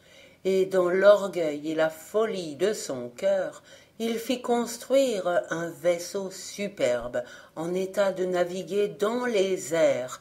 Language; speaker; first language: French; native; French